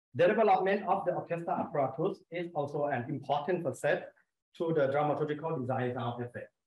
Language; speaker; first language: English; non-native, learner; Thai